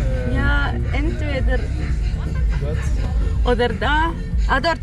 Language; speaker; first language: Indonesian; early bilingual, heritage; Indonesian